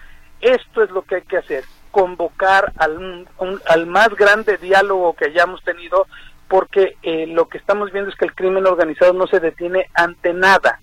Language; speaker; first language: Spanish; native; Spanish